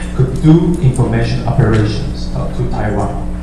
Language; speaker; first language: English; non-native, fluent; Chinese